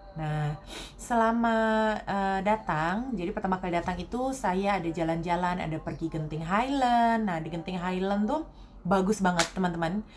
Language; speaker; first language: Indonesian; native; Indonesian